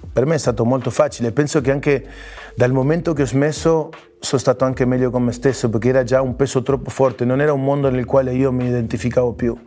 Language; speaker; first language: Italian; non-native, fluent; Spanish